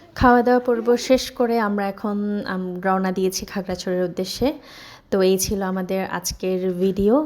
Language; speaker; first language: Bangla; non-native, local second language; Chakma